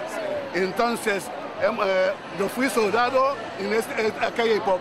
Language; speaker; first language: Spanish; non-native, learner; Igbo